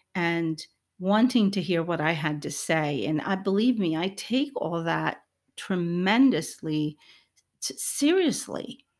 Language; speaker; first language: English; early bilingual, other home language; Spanish